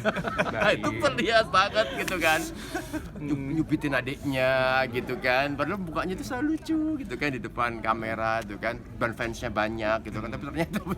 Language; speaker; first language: Indonesian; native; Indonesian